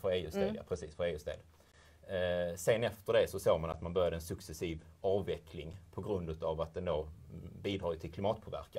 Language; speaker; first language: Swedish; native; Swedish